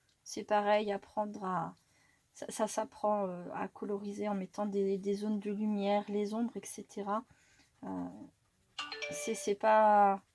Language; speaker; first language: French; native; French